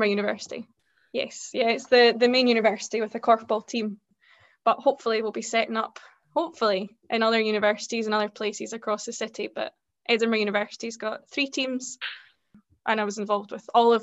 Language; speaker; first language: English; native; English